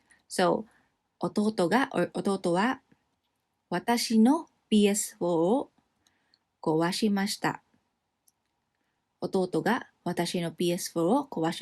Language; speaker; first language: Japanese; non-native, fluent; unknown